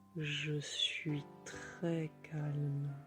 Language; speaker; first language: French; native; French